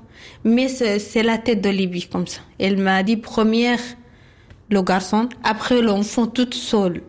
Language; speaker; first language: French; non-native, learner; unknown